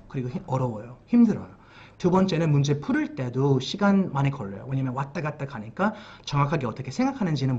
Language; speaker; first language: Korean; early bilingual, heritage; English